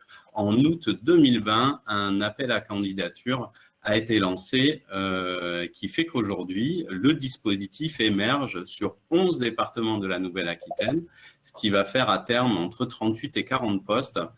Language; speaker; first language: French; native; French